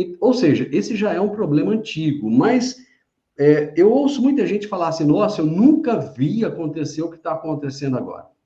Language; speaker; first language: Portuguese; native; Portuguese